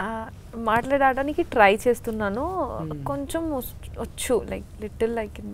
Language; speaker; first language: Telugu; non-native, learner; Bangla